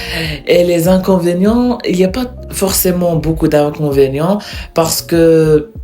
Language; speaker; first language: French; non-native, local second language; Arabic